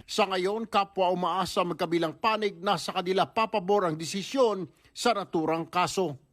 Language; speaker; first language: Filipino; native; Filipino